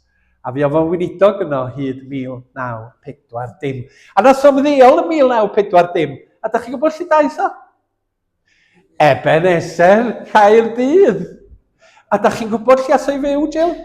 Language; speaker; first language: Welsh; native; Welsh